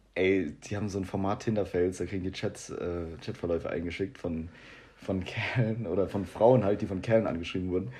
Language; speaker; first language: German; native; German